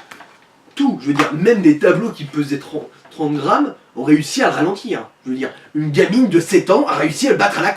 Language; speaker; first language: French; native; French